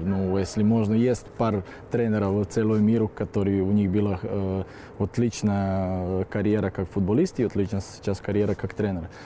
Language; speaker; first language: Russian; non-native, learner; Serbian